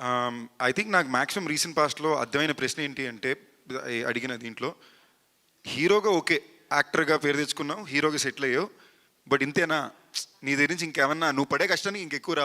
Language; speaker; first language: Telugu; native; Telugu